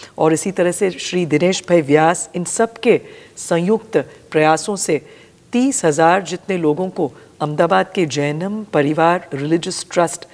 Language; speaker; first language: Hindi; non-native, local second language; Gujarati